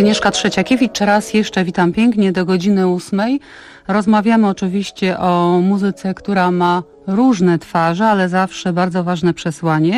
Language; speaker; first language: Polish; native; Polish